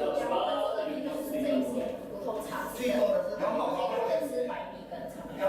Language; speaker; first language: Chinese; native; Chinese